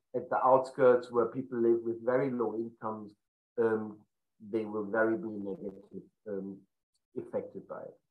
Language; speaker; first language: English; non-native, fluent; German